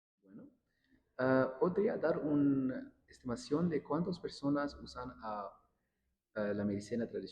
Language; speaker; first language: Spanish; non-native, learner; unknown